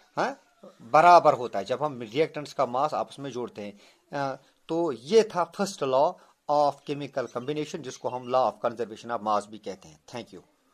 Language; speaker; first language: Urdu; non-native, local second language; Kashmiri